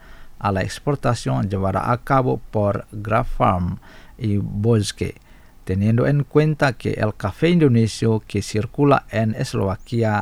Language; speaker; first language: Spanish; non-native, fluent; Indonesian